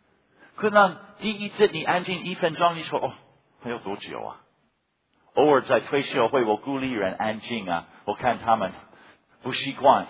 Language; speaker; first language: Chinese; non-native, fluent; English